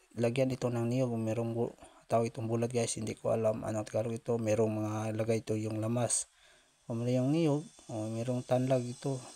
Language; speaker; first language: Filipino; non-native, local second language; Cebuano